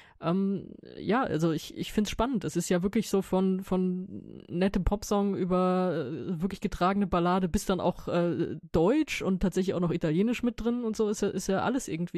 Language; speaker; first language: German; native; German